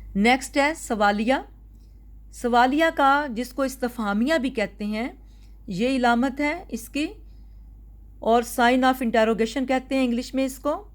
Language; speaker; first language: Urdu; non-native, local second language; Punjabi